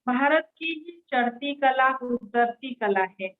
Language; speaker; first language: Hindi; non-native, local second language; Marathi